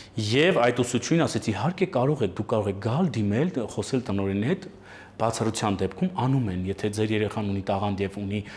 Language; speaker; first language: Armenian; early bilingual, heritage; Armenian